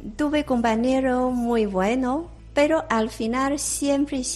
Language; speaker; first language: Spanish; non-native, fluent; Chinese